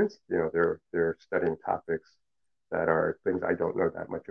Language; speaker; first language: English; early bilingual, other home language; Cantonese